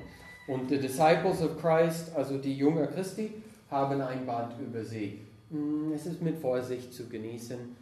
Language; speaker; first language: German; non-native, fluent; English